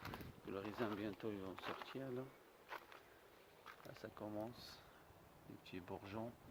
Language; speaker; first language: French; non-native, fluent; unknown